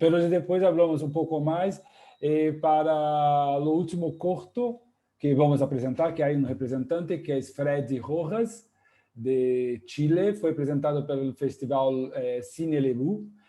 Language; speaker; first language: Spanish; non-native, fluent; Portuguese